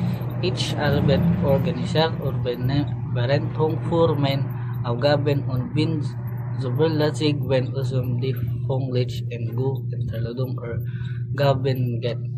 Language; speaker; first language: German; non-native, learner; Filipino